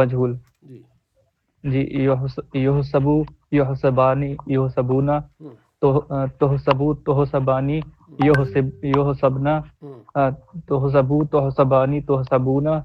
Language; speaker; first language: Arabic; non-native, learner; Urdu